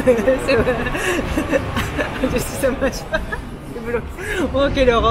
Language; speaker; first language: French; non-native, fluent; Japanese